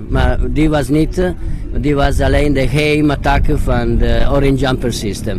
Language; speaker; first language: Dutch; non-native, learner; Italian